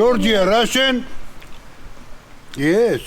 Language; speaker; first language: English; non-native, learner; Georgian